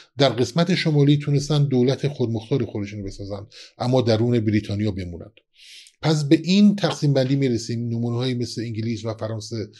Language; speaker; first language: Persian; non-native, local second language; Kurdish